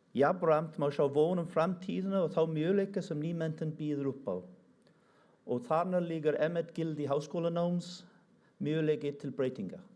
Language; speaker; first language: Icelandic; non-native, fluent; English